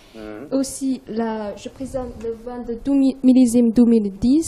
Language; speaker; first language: French; non-native, learner; Chinese